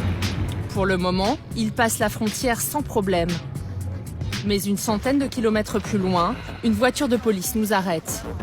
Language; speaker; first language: French; native; French